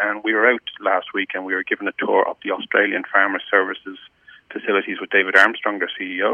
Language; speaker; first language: English; native; English